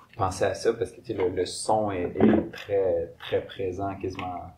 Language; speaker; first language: French; native; French